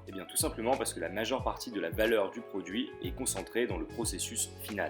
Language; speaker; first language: French; native; French